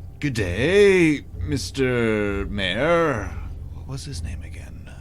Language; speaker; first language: English; native; English